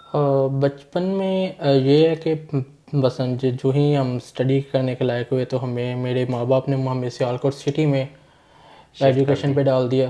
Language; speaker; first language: Urdu; non-native, local second language; Punjabi